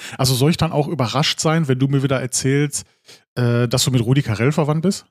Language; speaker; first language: German; native; German